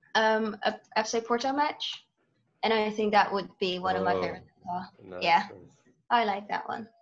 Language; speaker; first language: English; non-native, fluent; Dutch